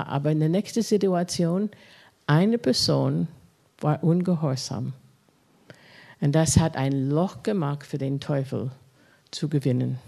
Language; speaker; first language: German; non-native, fluent; English